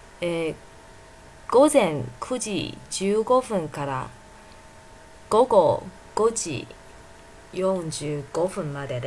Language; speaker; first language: Japanese; non-native, fluent; Chinese